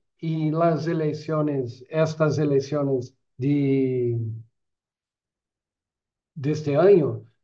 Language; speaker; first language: Spanish; non-native, fluent; Portuguese